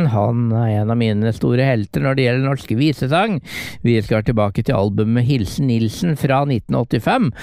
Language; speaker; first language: Norwegian; native; Norwegian